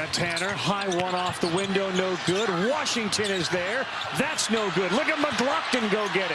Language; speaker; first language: English; native; English